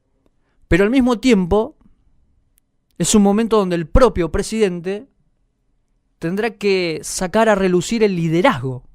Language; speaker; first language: Spanish; native; Spanish